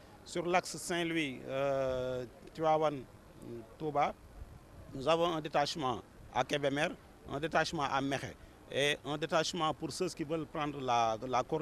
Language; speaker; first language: French; non-native, local second language; Wolof